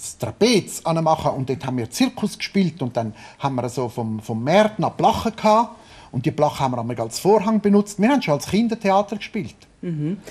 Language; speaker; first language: German; early bilingual, other home language; Italian